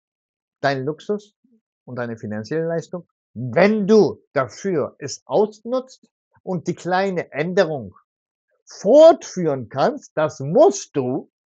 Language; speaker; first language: German; non-native, fluent; Turkish